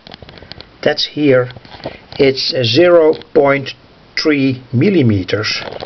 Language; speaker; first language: English; non-native, fluent; Dutch